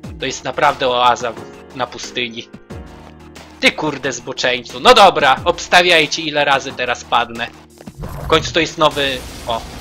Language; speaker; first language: Polish; native; Polish